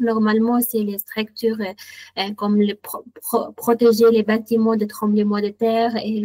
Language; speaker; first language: French; non-native, fluent; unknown